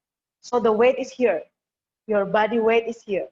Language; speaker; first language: English; non-native, learner; Indonesian